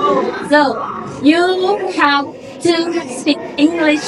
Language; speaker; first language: English; non-native, learner; Indonesian